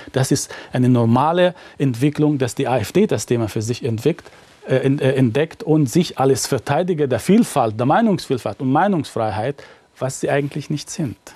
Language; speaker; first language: German; non-native, fluent; Arabic